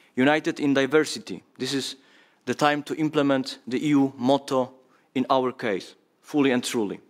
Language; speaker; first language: English; non-native, fluent; Polish